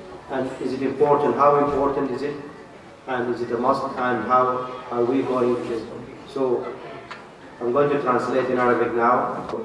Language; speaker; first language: English; non-native, fluent; Arabic